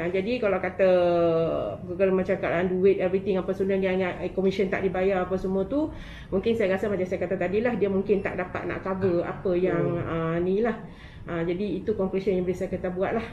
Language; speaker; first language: Malay; native; Malay